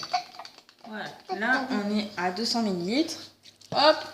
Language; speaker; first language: French; native; French